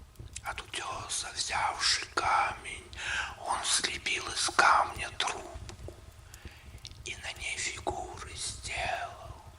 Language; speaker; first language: Russian; native; Russian